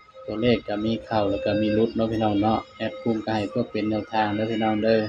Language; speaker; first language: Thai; non-native, local second language; Lao